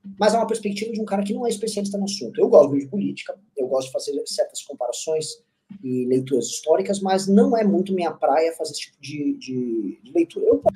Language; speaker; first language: Portuguese; native; Portuguese